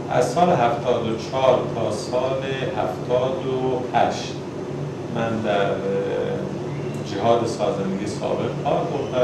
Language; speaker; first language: Persian; non-native, local second language; Baluchi